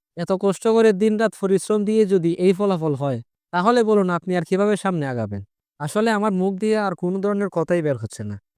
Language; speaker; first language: Bangla; native; Bangla